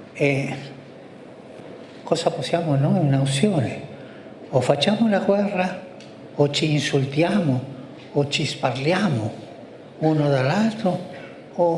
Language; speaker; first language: Italian; non-native, fluent; Spanish